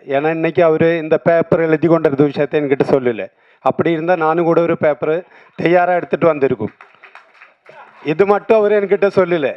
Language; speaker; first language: Tamil; non-native, learner; Malayalam